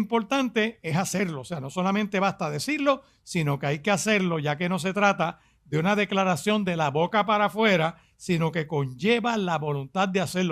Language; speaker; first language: Spanish; native; Spanish